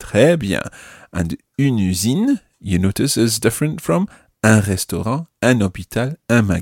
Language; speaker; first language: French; non-native, fluent; English